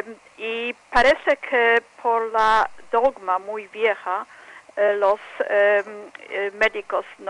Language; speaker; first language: Spanish; non-native, fluent; Polish